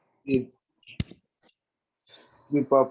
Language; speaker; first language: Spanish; non-native, learner; English